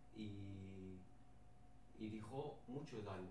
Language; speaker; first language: Spanish; non-native, learner; Arabic